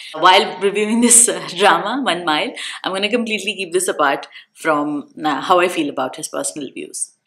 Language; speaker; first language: English; non-native, local second language; Hindi